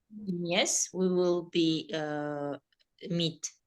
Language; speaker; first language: English; non-native, learner; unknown